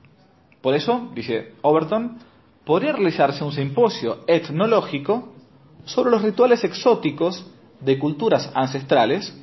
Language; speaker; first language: Spanish; native; Spanish